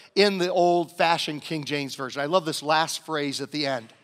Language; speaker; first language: English; native; English